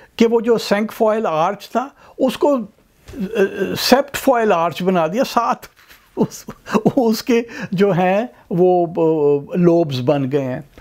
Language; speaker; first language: Urdu; non-native, local second language; Punjabi